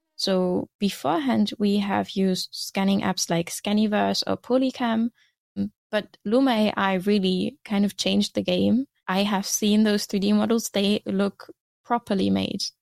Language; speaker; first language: English; non-native, fluent; German